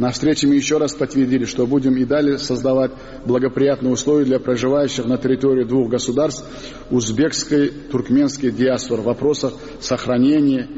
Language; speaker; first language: Russian; non-native, local second language; Uzbek